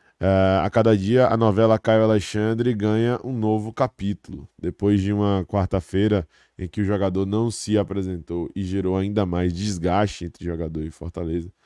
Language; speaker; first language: Portuguese; native; Portuguese